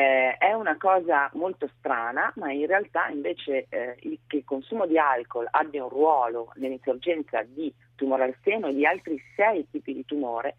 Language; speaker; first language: Italian; native; Italian